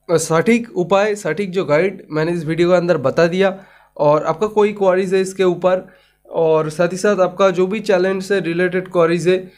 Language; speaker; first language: Hindi; non-native, local second language; Bangla